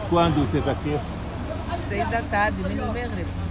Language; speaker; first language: Portuguese; non-native, local second language; Arabic